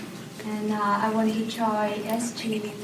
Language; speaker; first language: English; non-native, learner; Vietnamese